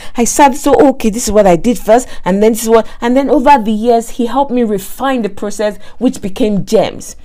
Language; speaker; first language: English; non-native, local second language; Yoruba